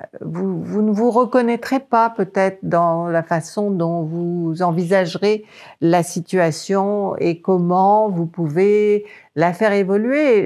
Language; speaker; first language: French; native; French